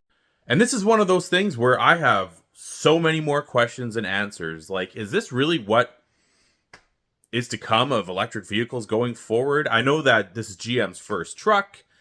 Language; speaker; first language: English; native; English